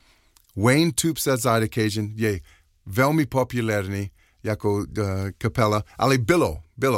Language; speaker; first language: Czech; non-native, fluent; English